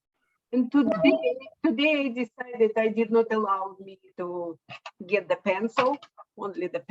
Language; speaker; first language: English; non-native, learner; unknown